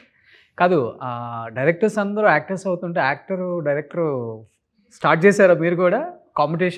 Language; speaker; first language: Telugu; native; Telugu